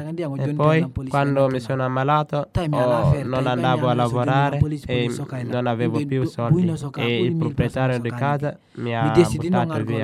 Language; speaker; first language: Italian; non-native, fluent; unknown